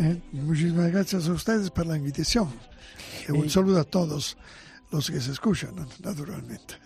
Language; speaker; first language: Spanish; non-native, fluent; Italian